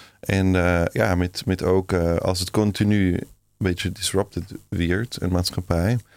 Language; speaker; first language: Dutch; non-native, fluent; German